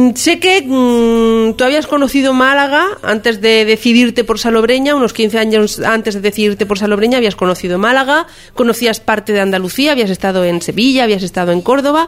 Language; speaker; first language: Spanish; native; Spanish